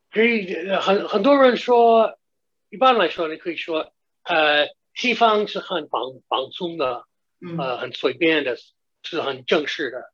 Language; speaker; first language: Chinese; non-native, fluent; English